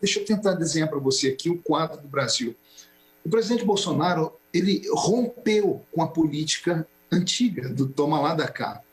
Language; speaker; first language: Portuguese; native; Portuguese